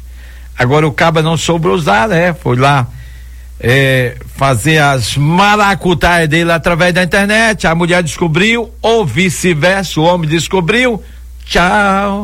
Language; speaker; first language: Portuguese; native; Portuguese